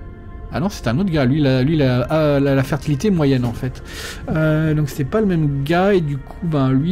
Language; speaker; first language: French; native; French